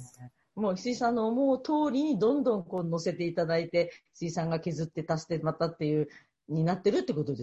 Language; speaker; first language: Japanese; native; Japanese